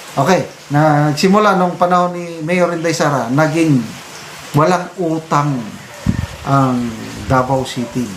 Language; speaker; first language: Filipino; non-native, local second language; Cebuano